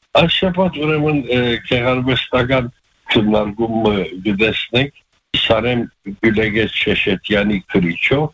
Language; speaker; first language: Armenian; early bilingual, heritage; Armenian